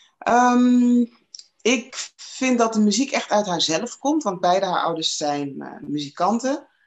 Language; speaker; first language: Dutch; non-native, fluent; English